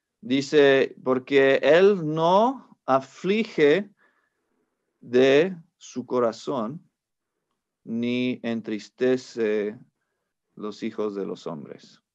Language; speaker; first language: Spanish; non-native, fluent; English